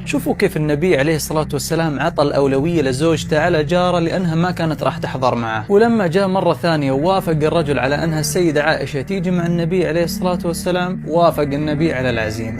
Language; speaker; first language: Arabic; native; Arabic